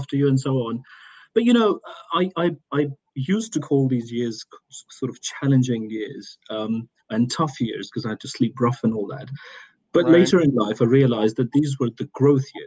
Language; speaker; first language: English; non-native, local second language; Urdu